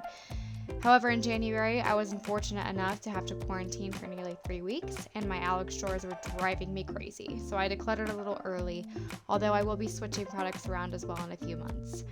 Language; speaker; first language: English; native; English